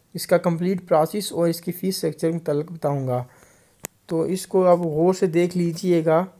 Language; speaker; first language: Urdu; non-native, local second language; Punjabi